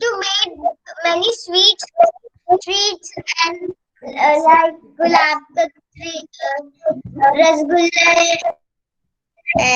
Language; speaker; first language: English; non-native, learner; Hindi